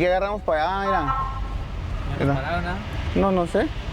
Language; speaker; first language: Spanish; native; Spanish